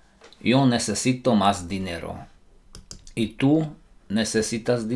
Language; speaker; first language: Spanish; non-native, learner; Slovak